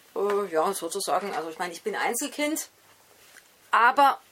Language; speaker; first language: German; native; German